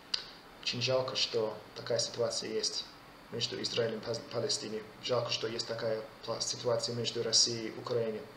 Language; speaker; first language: Russian; non-native, fluent; English